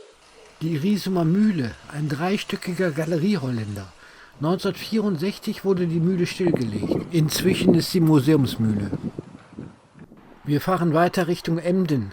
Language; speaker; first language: German; native; German